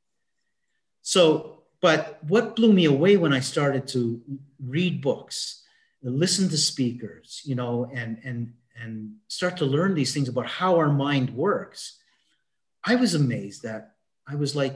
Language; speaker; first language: English; native; English